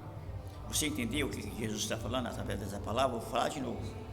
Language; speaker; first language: Portuguese; native; Portuguese